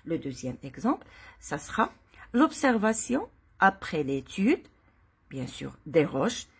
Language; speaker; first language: French; non-native, local second language; Arabic